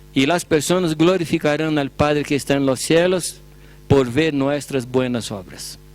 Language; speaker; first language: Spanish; non-native, fluent; Portuguese